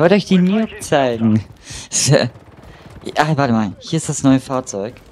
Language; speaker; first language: German; native; German